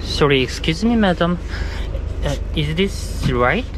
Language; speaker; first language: English; non-native, learner; Korean